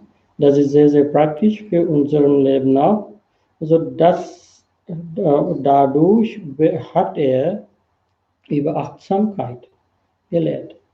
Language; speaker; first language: German; non-native, fluent; Sinhala